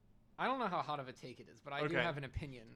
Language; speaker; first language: English; native; English